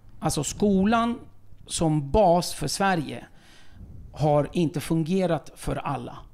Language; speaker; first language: Swedish; early bilingual, other home language; Kurdish